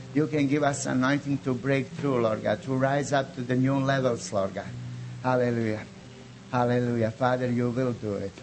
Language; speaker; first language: English; non-native, fluent; Bosnian